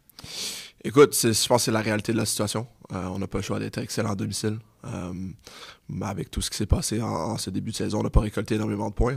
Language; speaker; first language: French; native; French